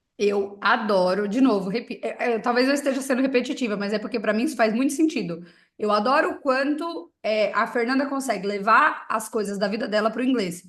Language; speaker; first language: Portuguese; native; Portuguese